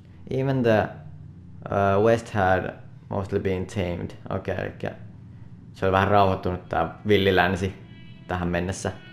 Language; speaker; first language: Finnish; native; Finnish